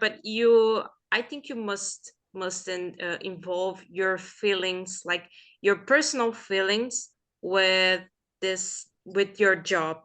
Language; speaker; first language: English; non-native, fluent; Portuguese